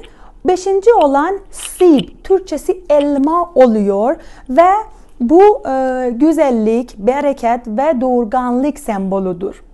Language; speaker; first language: Turkish; non-native, fluent; Persian